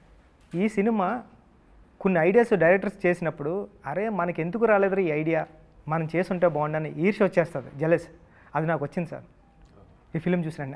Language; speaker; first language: Telugu; native; Telugu